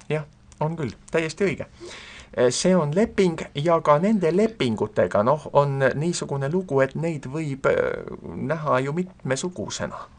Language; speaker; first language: Estonian; native; Estonian